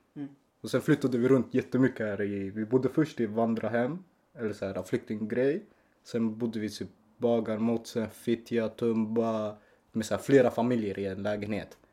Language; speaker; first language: Swedish; early bilingual, other home language; Spanish